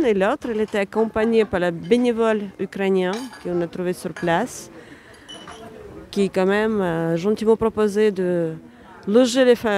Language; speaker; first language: French; non-native, fluent; Ukrainian